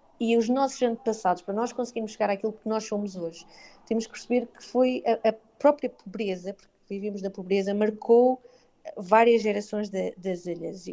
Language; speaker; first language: Portuguese; native; Portuguese